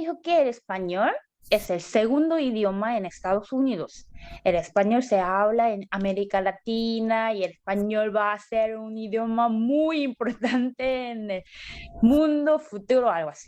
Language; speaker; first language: Spanish; non-native, learner; Korean